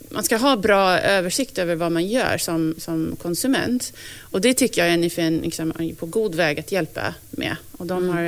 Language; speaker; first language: Swedish; non-native, fluent; English